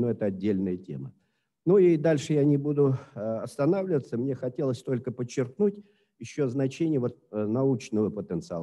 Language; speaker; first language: Russian; native; Russian